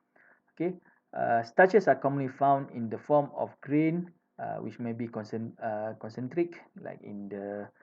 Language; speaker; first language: English; non-native, fluent; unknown